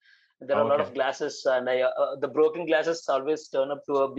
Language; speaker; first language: English; non-native, local second language; Telugu